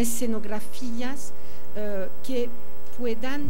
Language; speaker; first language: Spanish; non-native, fluent; French